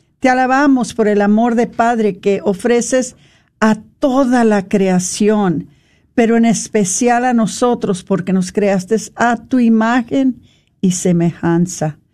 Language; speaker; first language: Spanish; non-native, fluent; English